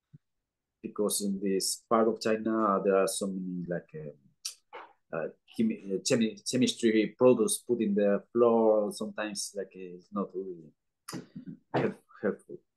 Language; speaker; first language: English; non-native, learner; Spanish